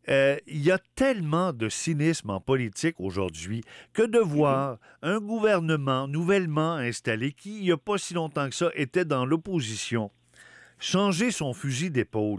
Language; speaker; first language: French; native; French